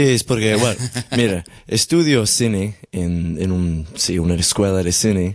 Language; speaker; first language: Spanish; non-native, learner; English